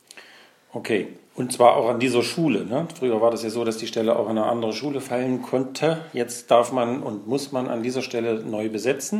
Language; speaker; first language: German; native; German